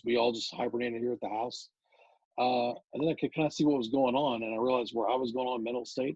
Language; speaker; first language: English; native; English